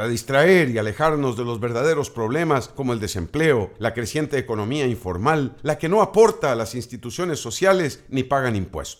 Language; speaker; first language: Spanish; native; Spanish